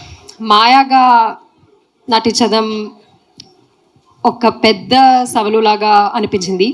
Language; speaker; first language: Telugu; non-native, learner; Malayalam